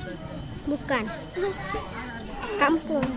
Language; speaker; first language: Indonesian; non-native, learner; Rohingya